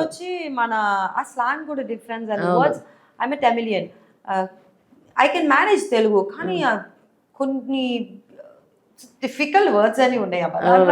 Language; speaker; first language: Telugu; non-native, learner; Tamil